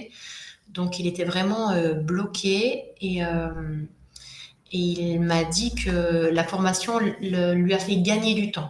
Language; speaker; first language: French; native; French